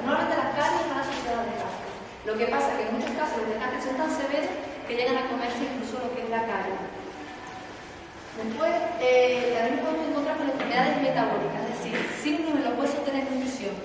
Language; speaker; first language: Spanish; native; Spanish